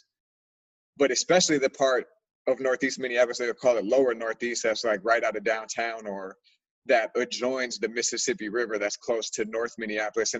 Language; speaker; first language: English; native; English